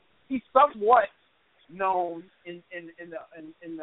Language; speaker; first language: English; native; English